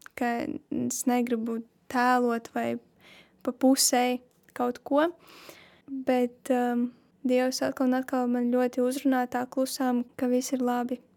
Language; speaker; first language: Latvian; non-native, local second language; Russian